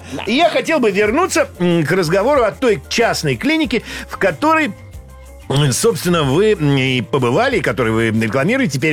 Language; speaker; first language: Russian; native; Russian